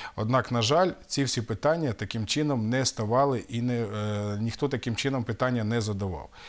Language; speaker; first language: Ukrainian; native; Ukrainian